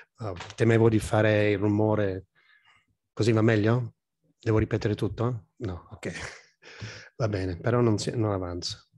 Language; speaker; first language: Italian; non-native, fluent; English